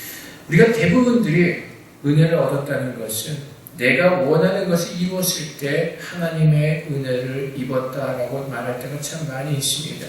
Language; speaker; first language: Korean; native; Korean